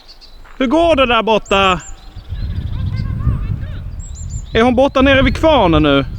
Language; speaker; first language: Swedish; native; Swedish